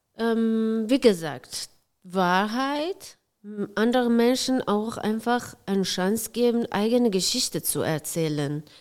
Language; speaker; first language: German; non-native, fluent; Persian